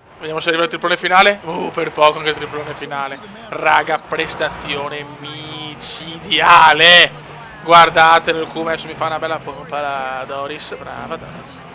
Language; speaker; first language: Italian; native; Italian